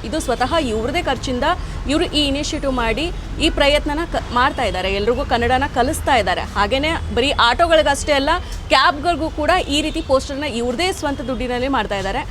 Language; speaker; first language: Kannada; native; Kannada